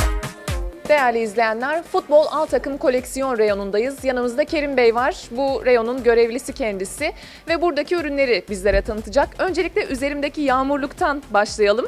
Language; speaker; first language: Turkish; native; Turkish